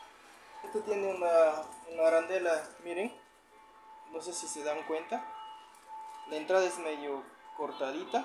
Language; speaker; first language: Spanish; native; Spanish